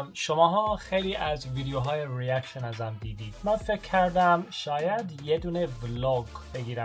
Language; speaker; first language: Persian; early bilingual, heritage; Persian